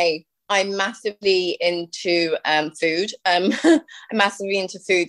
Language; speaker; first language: English; native; English